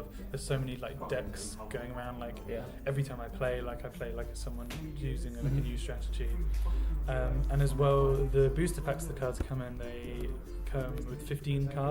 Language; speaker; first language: English; native; English